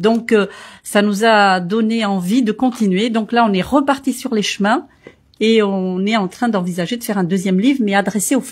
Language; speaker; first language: French; early bilingual, other home language; Portuguese